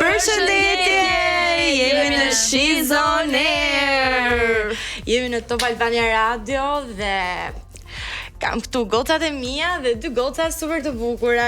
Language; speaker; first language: Albanian; native; Albanian